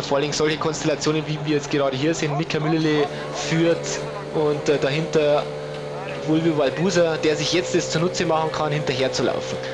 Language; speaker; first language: German; native; German